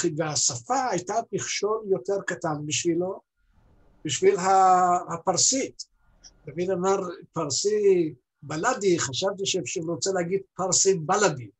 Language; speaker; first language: Hebrew; early bilingual, other home language; Persian